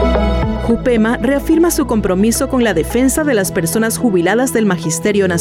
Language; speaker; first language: Spanish; native; Spanish